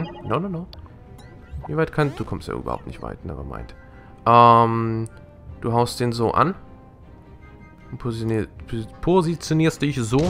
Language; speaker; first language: German; native; German